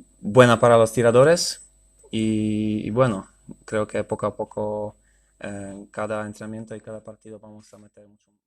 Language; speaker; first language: Spanish; non-native, fluent; Polish